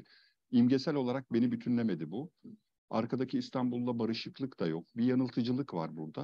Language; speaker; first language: Turkish; native; Turkish